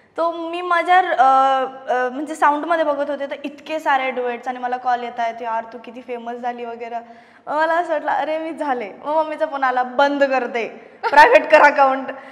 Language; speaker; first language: Marathi; non-native, local second language; Malayalam